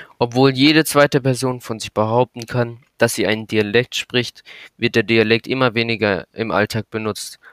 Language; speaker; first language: German; native; German